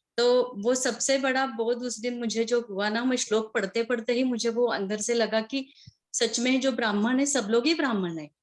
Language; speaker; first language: Hindi; non-native, local second language; Marathi